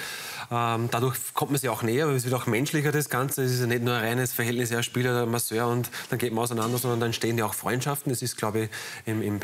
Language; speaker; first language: German; native; German